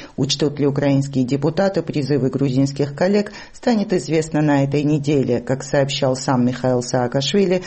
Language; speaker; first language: Russian; non-native, local second language; Georgian